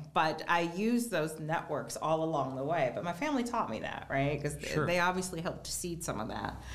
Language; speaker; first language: English; native; English